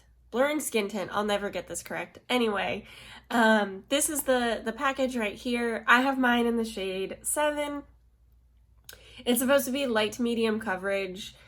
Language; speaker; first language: English; native; English